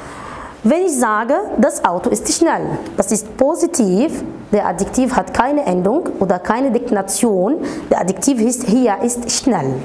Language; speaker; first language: German; non-native, fluent; Arabic